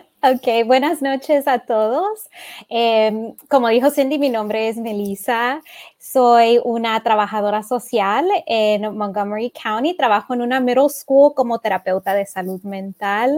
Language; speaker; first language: Spanish; early bilingual, heritage; Spanish